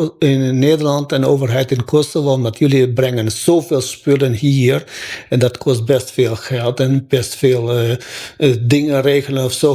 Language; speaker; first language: Dutch; non-native, fluent; Albanian